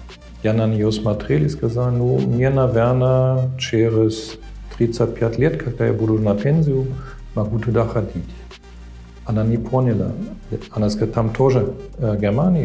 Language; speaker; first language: Russian; non-native, fluent; German